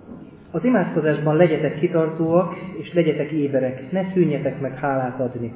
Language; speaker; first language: Hungarian; native; Hungarian